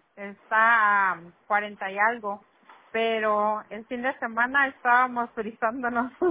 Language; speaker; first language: Spanish; native; Spanish